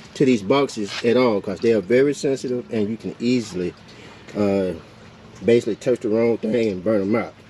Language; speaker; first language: English; native; English